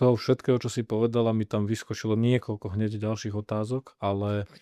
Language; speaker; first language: Slovak; native; Slovak